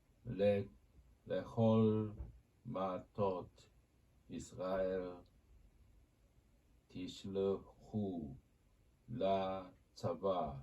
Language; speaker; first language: Hebrew; non-native, learner; Japanese